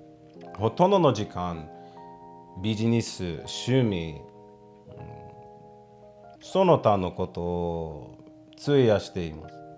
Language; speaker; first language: Japanese; non-native, fluent; English